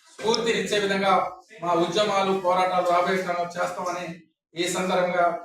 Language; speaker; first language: Telugu; native; Telugu